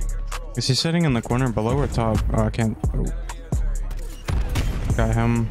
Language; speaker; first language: English; native; English